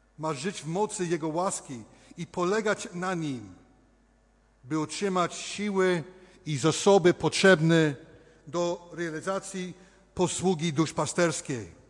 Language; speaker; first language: Polish; early bilingual, heritage; Polish